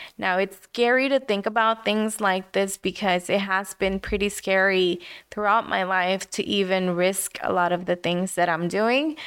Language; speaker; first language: English; early bilingual, other home language; Spanish